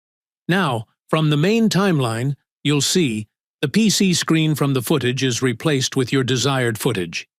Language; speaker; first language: English; non-native, local second language; Bangla